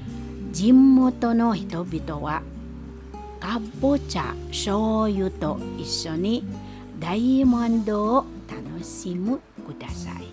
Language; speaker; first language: Japanese; non-native, fluent; Indonesian